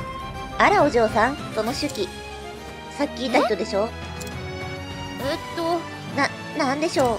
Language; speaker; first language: Japanese; native; Japanese